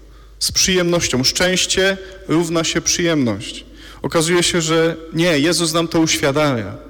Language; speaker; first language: Polish; native; Polish